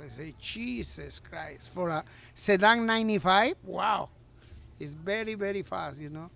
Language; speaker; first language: English; non-native, learner; Spanish